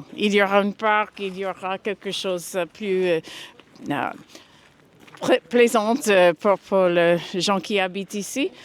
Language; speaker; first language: French; non-native, fluent; English